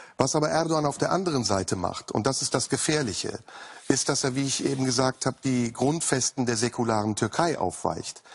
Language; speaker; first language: German; early bilingual, other home language; Turkish